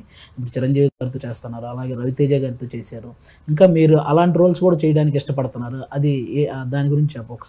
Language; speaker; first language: Telugu; native; Telugu